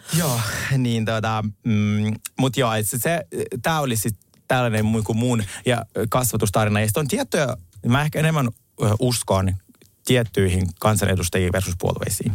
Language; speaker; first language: Finnish; early bilingual, other home language; Russian